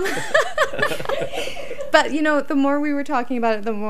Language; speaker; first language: English; native; English